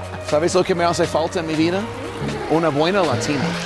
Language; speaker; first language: Spanish; non-native, fluent; English